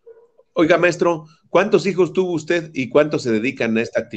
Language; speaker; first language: Spanish; native; Spanish